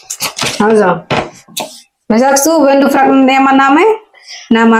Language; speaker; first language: German; non-native, learner; Indonesian